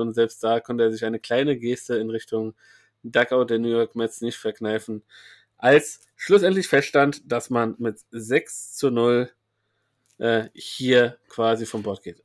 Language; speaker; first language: German; native; German